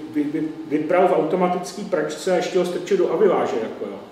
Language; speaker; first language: Czech; native; Czech